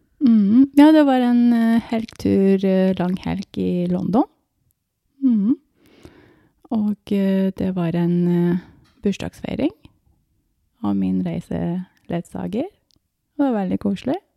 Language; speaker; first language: Norwegian; non-native, fluent; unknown